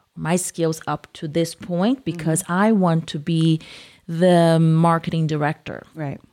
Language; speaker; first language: English; non-native, fluent; Portuguese